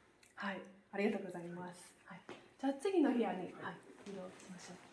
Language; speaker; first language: Japanese; non-native, fluent; English